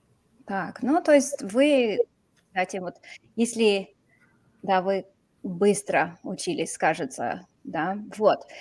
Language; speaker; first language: Russian; non-native, fluent; English